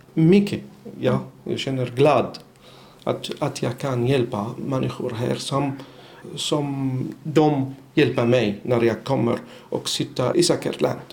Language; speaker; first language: Swedish; non-native, learner; Arabic